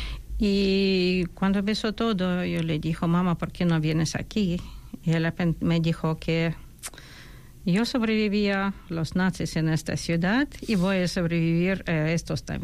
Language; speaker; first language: Spanish; non-native, fluent; Ukrainian